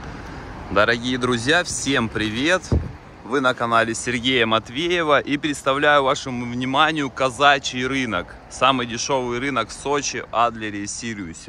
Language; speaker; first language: Russian; native; Russian